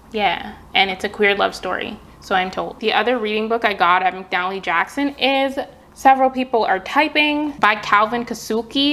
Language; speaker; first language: English; native; English